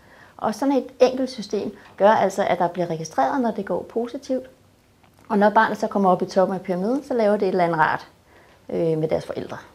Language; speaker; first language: Danish; native; Danish